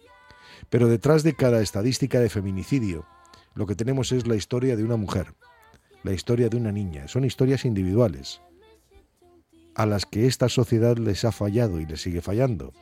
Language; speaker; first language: Spanish; native; Spanish